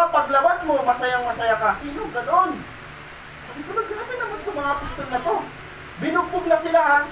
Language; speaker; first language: Filipino; native; Filipino